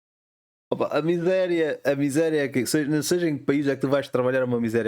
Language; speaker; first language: Portuguese; native; Portuguese